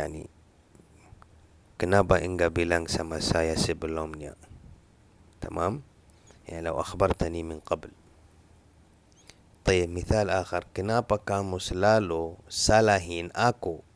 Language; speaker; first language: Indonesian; non-native, fluent; Arabic